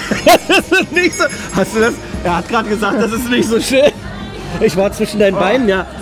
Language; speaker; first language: German; native; German